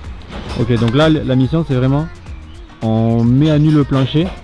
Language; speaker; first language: French; native; French